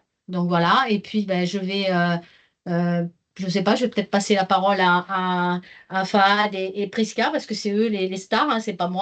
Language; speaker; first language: French; native; French